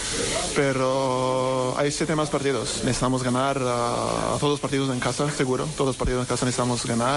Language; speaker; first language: Spanish; non-native, learner; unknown